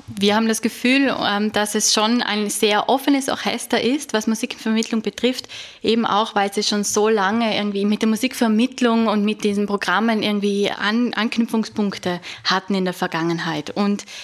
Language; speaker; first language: German; native; German